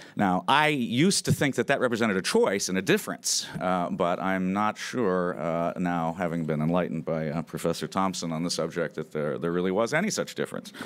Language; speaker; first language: English; native; English